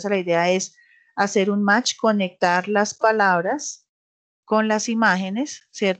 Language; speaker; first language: Spanish; native; Spanish